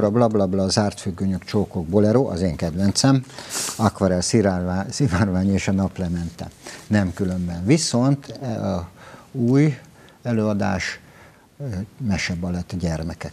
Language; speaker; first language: Hungarian; native; Hungarian